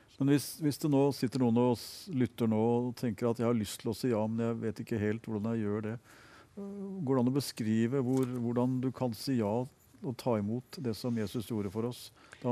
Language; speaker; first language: Norwegian; native; Norwegian